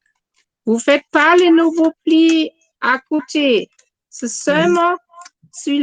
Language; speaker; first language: French; non-native, fluent; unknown